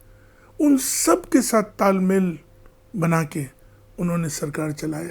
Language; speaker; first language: Hindi; non-native, local second language; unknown